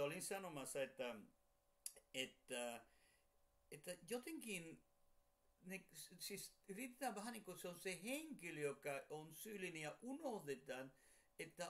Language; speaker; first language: Finnish; non-native, fluent; Spanish